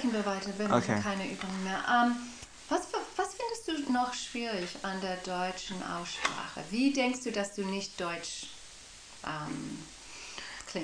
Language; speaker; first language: German; non-native, fluent; English